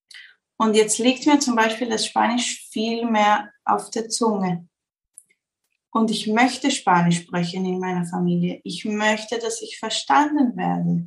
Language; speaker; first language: German; non-native, fluent; Spanish